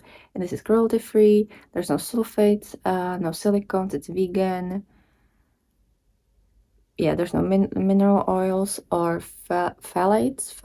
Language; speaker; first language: English; non-native, fluent; Czech